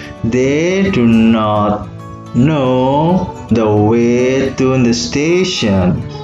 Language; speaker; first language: English; non-native, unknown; Indonesian